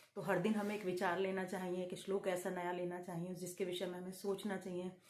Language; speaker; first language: Hindi; native; Hindi